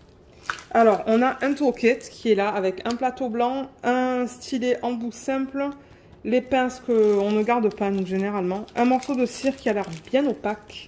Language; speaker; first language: French; native; French